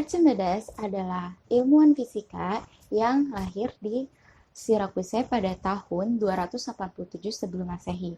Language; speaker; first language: Indonesian; native; Indonesian